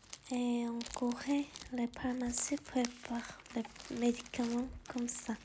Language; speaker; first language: French; non-native, fluent; Korean